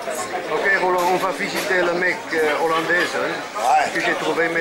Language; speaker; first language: French; non-native, learner; Dutch